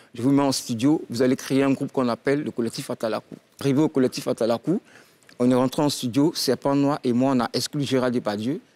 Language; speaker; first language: French; non-native, local second language; Dyula